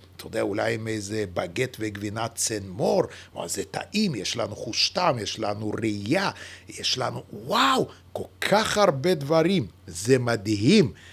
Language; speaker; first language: Hebrew; non-native, fluent; Yiddish